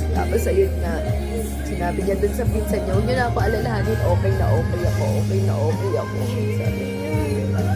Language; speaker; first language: Filipino; native; Filipino